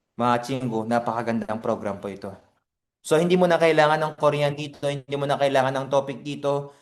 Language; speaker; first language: Filipino; non-native, fluent; Korean